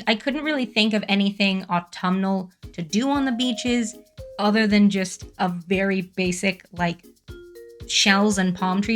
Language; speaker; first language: English; native; English